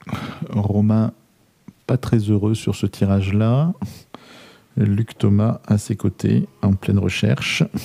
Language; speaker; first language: French; native; French